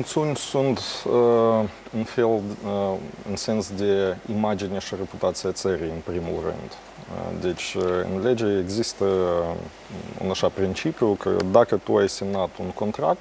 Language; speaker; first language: Romanian; non-native, local second language; Russian